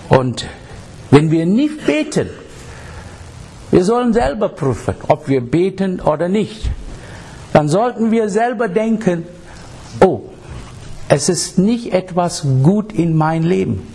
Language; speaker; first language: German; non-native, fluent; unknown